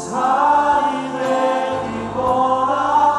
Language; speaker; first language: Korean; native; Korean